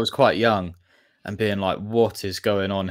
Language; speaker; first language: English; native; English